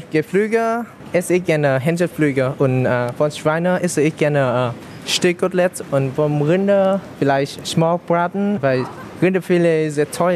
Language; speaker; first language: German; non-native, learner; Vietnamese